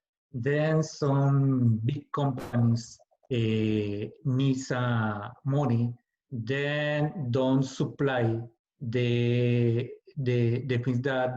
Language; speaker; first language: English; non-native, learner; Spanish